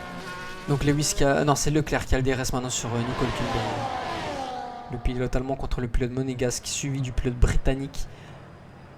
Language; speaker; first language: French; native; French